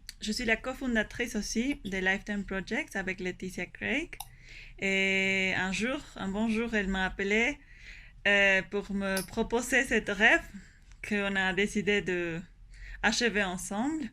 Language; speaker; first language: French; non-native, fluent; Spanish